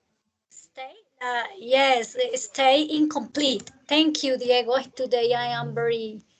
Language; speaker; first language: English; non-native, fluent; Spanish